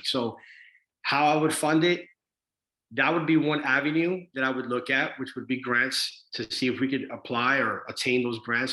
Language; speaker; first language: English; early bilingual, other home language; Spanish